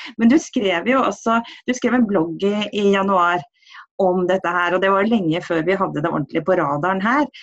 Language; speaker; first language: Norwegian; native; Norwegian